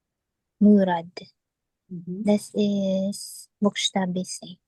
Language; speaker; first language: German; non-native, learner; Filipino